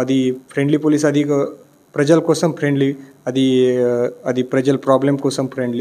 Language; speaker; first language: Telugu; non-native, learner; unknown